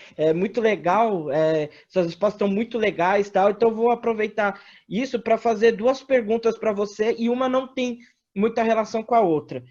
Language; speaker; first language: Portuguese; native; Portuguese